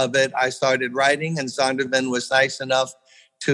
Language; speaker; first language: English; native; English